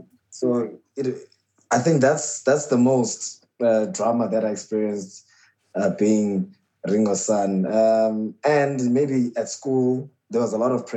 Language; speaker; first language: English; non-native, local second language; Xhosa